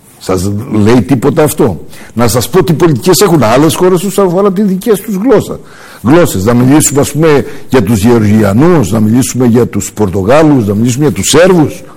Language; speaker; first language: Greek; early bilingual, heritage; Greek